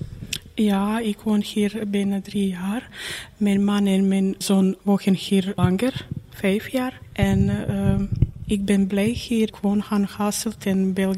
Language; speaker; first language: Dutch; non-native, learner; Croatian